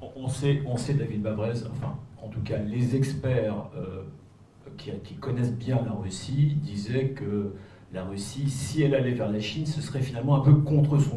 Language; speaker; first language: French; native; French